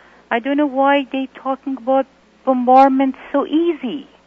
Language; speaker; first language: English; non-native, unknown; Persian